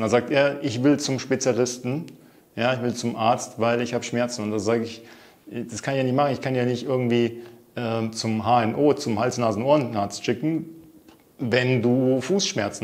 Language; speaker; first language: German; native; German